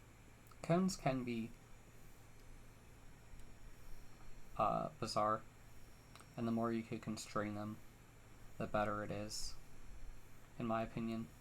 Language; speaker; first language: English; native; English